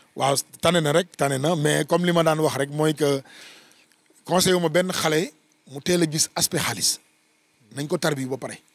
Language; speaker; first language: Wolof; native; Wolof